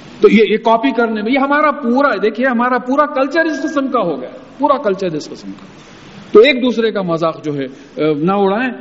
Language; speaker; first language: Urdu; native; Urdu